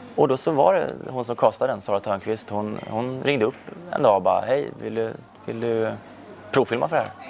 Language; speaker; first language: Swedish; native; Swedish